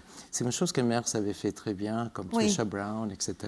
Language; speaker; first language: French; non-native, fluent; Spanish